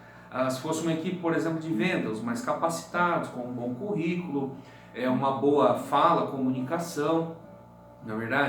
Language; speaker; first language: Portuguese; native; Portuguese